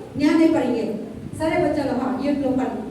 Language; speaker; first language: Hindi; non-native, local second language; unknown